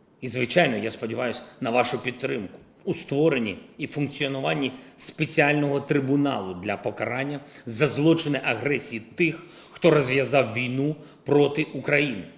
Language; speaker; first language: Ukrainian; non-native, local second language; Russian